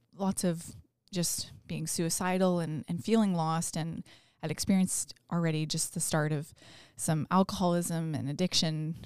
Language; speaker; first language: English; native; English